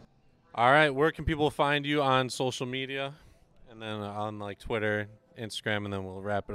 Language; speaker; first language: English; native; English